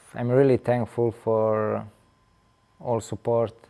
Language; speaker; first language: English; non-native, fluent; Serbian